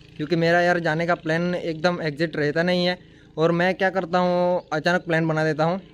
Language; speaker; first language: Hindi; non-native, local second language; Gujarati